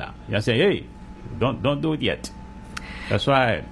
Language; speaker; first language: English; non-native, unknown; Haitian Creole